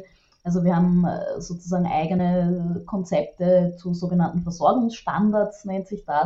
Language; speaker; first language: German; native; German